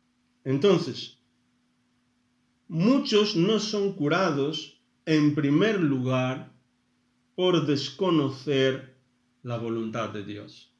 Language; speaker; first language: Spanish; non-native, fluent; Portuguese